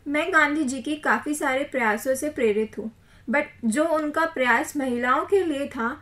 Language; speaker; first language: Hindi; native; Hindi